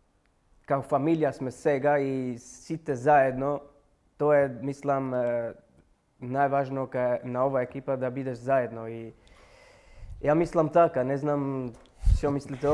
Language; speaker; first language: Macedonian; non-native, learner; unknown